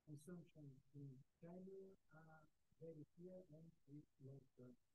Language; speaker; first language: English; non-native, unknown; Bulgarian